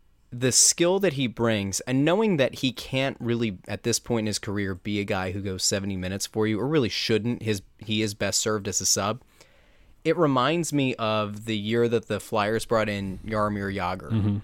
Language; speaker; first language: English; native; English